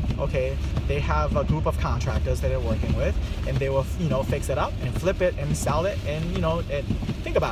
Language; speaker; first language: English; non-native, fluent; Chinese